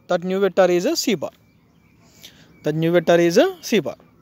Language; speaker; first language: English; non-native, local second language; Telugu